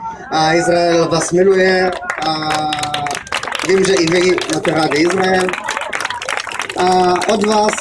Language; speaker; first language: Czech; non-native, learner; Hebrew